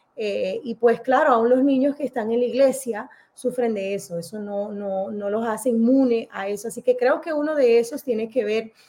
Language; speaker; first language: Spanish; early bilingual, heritage; Spanish